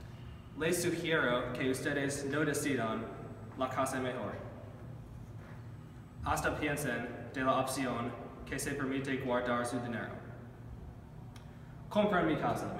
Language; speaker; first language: Spanish; non-native, learner; English